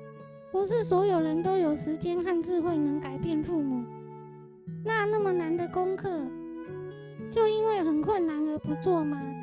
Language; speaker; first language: Chinese; native; Chinese